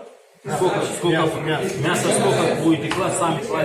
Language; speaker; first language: Russian; non-native, local second language; Tajik